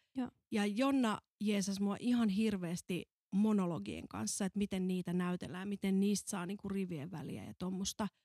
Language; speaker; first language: Finnish; native; Finnish